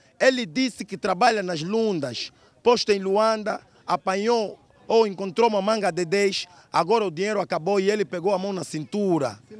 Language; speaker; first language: Portuguese; non-native, local second language; Kongo